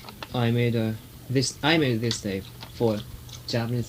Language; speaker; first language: English; non-native, learner; Japanese